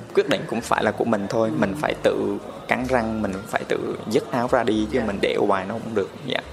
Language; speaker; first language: Vietnamese; native; Vietnamese